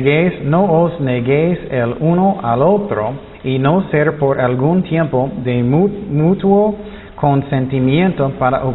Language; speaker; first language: Spanish; non-native, fluent; English